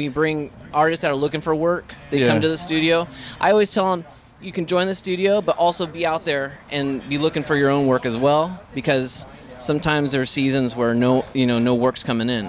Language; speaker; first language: English; native; English